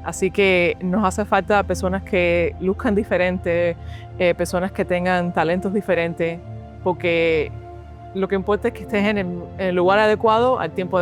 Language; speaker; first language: Spanish; early bilingual, heritage; Spanish